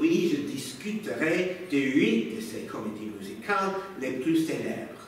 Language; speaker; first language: French; non-native, fluent; English